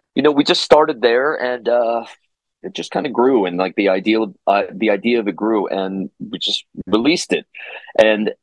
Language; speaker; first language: English; native; English